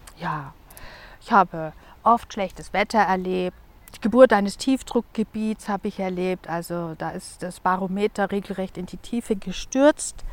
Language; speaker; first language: German; native; German